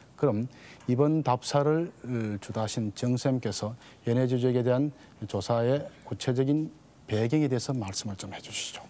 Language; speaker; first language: Korean; native; Korean